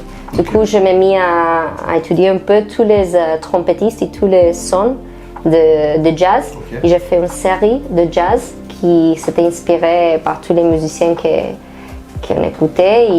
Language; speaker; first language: French; non-native, fluent; Spanish